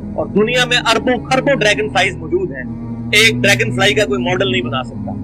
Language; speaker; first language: Urdu; non-native, local second language; Punjabi